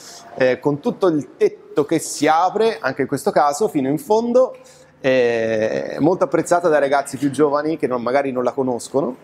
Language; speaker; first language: Italian; native; Italian